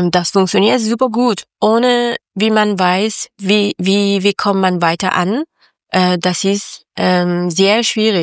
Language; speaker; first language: German; non-native, learner; Persian